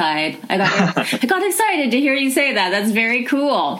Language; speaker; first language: English; native; English